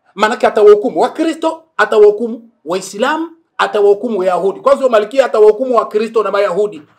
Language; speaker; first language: Swahili; native; Swahili